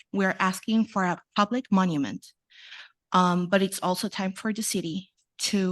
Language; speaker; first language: English; non-native, fluent; Spanish